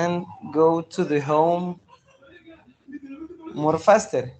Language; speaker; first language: English; non-native, learner; Spanish